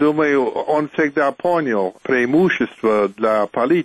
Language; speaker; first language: Russian; non-native, fluent; English